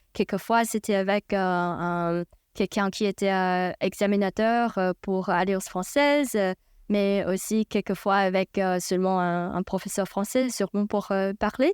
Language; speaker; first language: French; non-native, fluent; Chinese